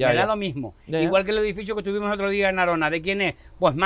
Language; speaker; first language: Spanish; native; Spanish